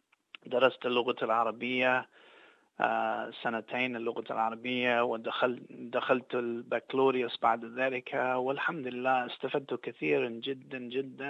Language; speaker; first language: Arabic; non-native, fluent; English